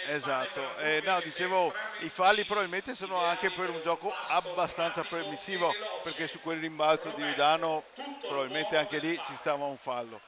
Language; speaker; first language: Italian; native; Italian